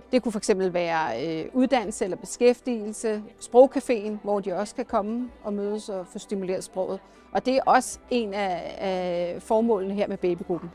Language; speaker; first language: Danish; native; Danish